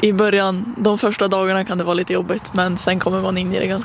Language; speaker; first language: Swedish; native; Swedish